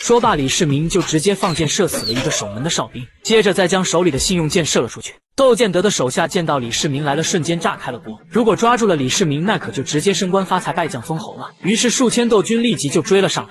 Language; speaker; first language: Chinese; native; Chinese